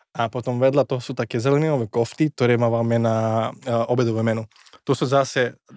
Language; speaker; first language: Slovak; non-native, fluent; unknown